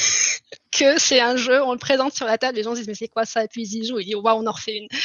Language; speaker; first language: French; early bilingual, heritage; German